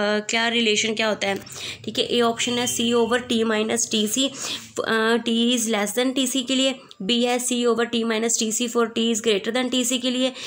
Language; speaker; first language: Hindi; non-native, local second language; Punjabi